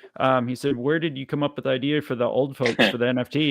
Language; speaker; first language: English; native; English